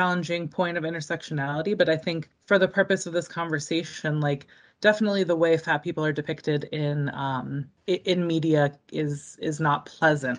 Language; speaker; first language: English; native; English